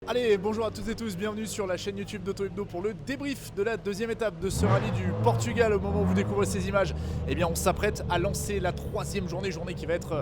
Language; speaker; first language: French; native; French